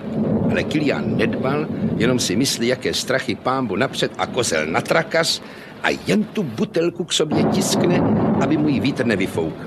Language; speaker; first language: Czech; native; Czech